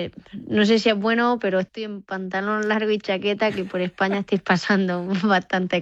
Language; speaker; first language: Spanish; native; Spanish